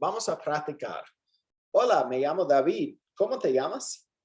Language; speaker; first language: Spanish; non-native, fluent; English